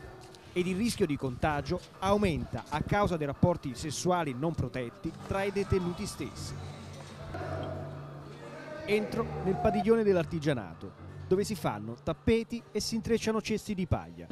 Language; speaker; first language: Italian; native; Italian